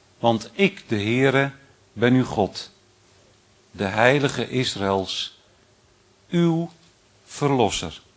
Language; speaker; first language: Dutch; native; Dutch